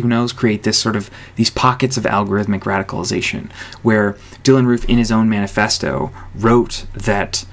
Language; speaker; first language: English; native; English